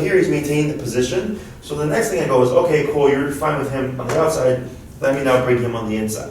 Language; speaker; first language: English; native; English